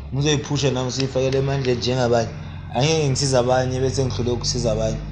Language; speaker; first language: Zulu; native; Zulu